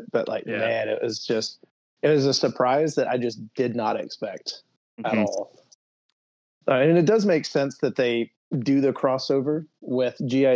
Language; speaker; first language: English; native; English